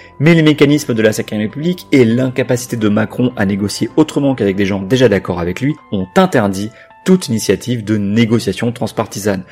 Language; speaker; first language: French; native; French